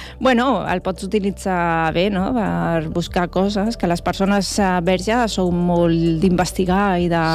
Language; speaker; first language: Catalan; non-native, local second language; Spanish